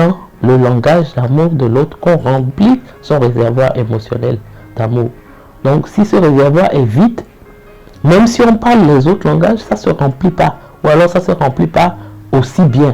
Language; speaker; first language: French; native; French